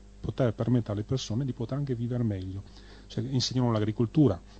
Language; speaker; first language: Italian; native; Italian